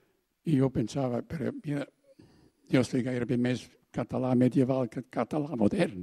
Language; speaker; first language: Catalan; non-native, fluent; German